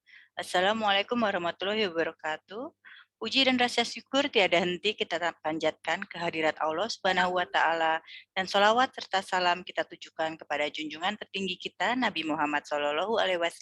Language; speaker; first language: Indonesian; native; Indonesian